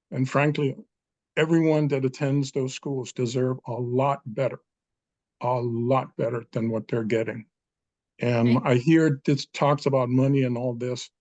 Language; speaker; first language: English; non-native, fluent; Danish